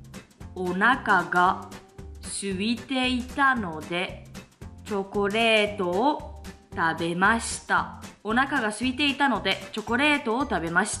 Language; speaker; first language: Japanese; non-native, fluent; French